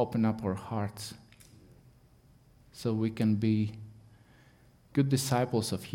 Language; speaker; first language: English; non-native, fluent; Latvian